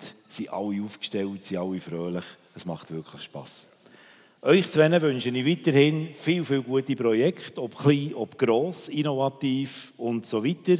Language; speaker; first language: German; native; German